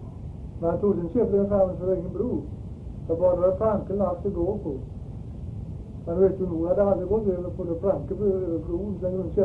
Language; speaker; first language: Swedish; early bilingual, heritage; Swedish